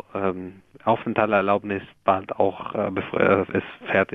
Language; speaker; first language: German; non-native, learner; Arabic